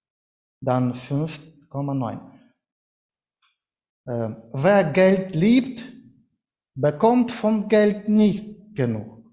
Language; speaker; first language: German; non-native, learner; Ukrainian